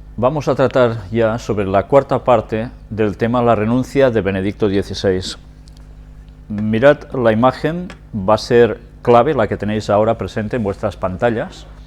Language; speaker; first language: Spanish; non-native, local second language; Catalan